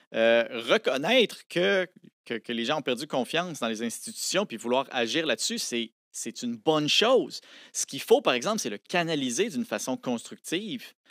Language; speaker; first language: French; native; French